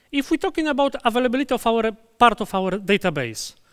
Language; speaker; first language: English; non-native, fluent; Polish